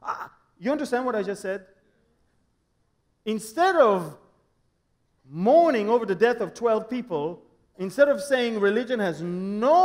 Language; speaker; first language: English; non-native, fluent; Hebrew